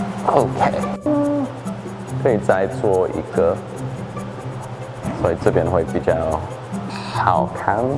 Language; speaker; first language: Chinese; non-native, fluent; English